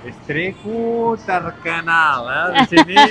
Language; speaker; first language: Indonesian; non-native, learner; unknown